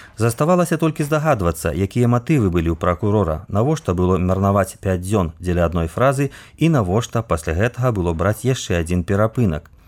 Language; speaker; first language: Belarusian; native; Belarusian